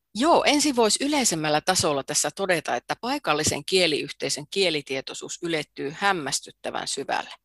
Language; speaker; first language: Finnish; native; Finnish